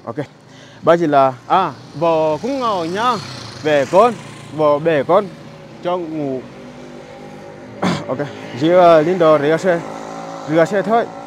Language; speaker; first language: Vietnamese; non-native, learner; Portuguese